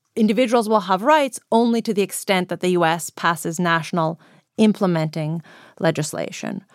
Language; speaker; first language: English; non-native, fluent; Greek